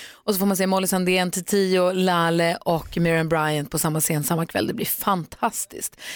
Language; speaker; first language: Swedish; native; Swedish